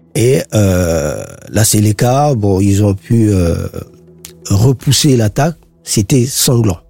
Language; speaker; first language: French; non-native, local second language; Sango